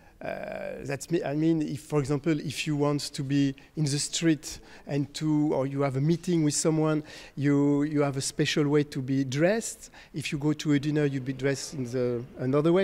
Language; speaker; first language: English; non-native, fluent; French